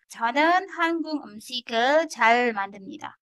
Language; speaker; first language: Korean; non-native, fluent; Indonesian